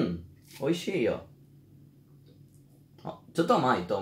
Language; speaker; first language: Japanese; non-native, learner; Spanish